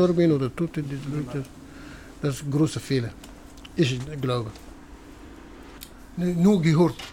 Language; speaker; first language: German; non-native, learner; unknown